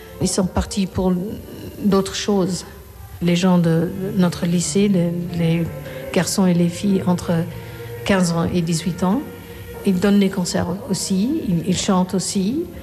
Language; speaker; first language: French; non-native, fluent; Korean